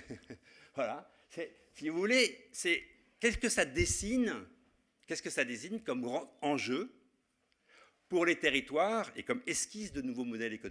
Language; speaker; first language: French; native; French